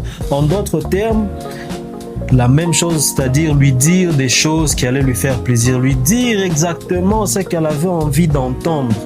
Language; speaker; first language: French; native; French